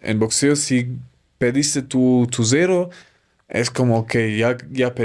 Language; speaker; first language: Spanish; non-native, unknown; German